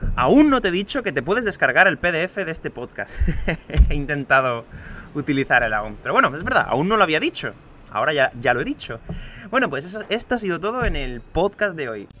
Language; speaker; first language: Spanish; native; Spanish